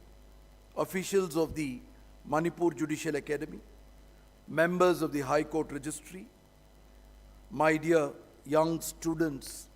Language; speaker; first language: English; non-native, local second language; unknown